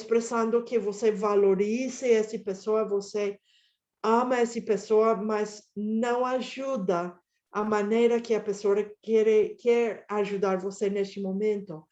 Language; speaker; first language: Portuguese; non-native, fluent; Spanish